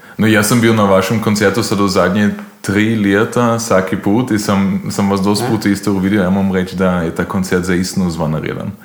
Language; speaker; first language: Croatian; native; Croatian